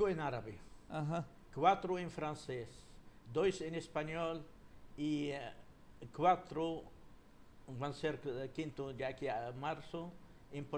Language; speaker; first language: Portuguese; non-native, fluent; Arabic